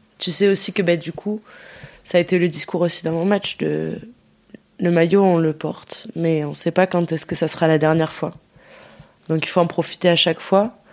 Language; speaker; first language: French; early bilingual, other home language; Dutch